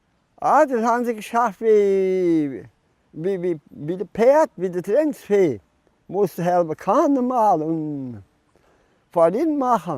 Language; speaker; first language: German; early bilingual, heritage; German